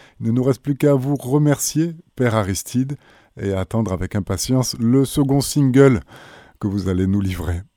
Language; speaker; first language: French; native; French